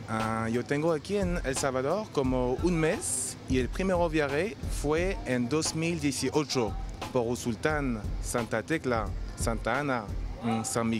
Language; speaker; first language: Spanish; non-native, fluent; French